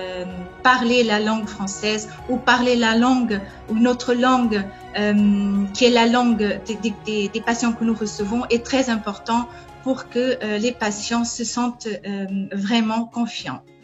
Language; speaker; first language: French; non-native, fluent; Portuguese